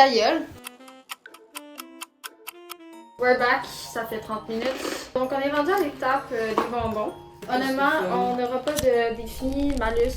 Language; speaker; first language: French; native; French